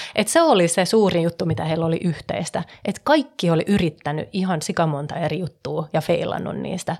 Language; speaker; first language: Finnish; early bilingual, heritage; Finnish